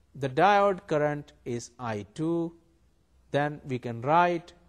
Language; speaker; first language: English; non-native, local second language; Urdu